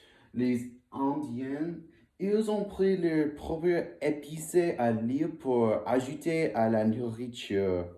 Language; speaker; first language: French; non-native, learner; English